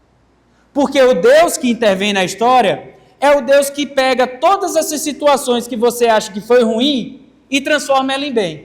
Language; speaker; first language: Portuguese; native; Portuguese